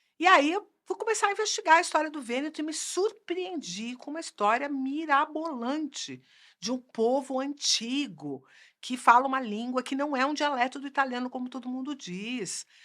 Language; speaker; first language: Portuguese; native; Portuguese